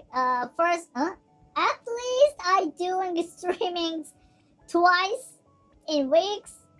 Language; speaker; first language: English; non-native, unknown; Japanese